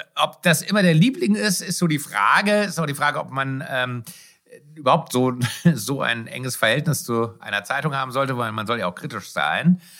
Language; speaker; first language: German; native; German